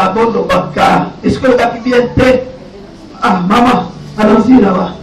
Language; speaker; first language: French; non-native, local second language; Lingala